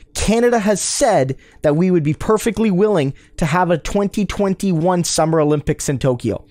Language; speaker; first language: English; native; English